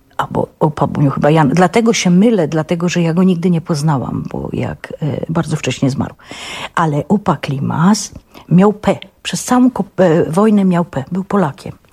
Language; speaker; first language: Polish; native; Polish